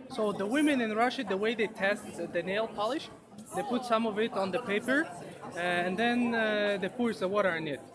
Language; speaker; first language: English; non-native, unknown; Russian